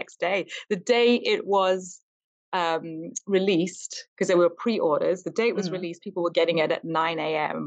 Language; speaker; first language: English; native; English